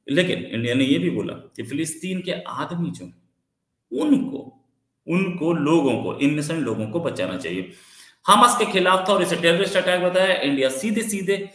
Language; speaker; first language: Hindi; native; Hindi